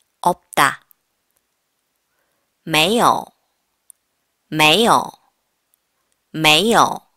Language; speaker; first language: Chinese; non-native, fluent; Korean